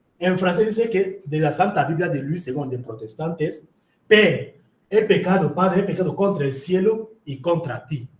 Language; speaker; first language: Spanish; non-native, fluent; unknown